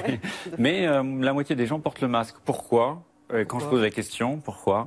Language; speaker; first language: French; native; French